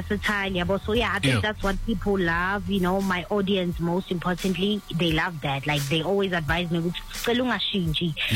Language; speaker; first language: English; non-native, local second language; Zulu